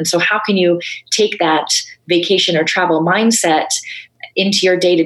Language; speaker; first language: English; native; English